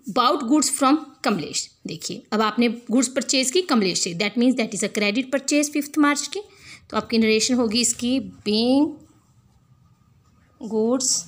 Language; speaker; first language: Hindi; non-native, local second language; Punjabi